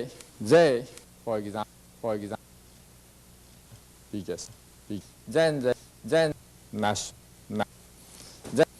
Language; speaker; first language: English; non-native, learner; Japanese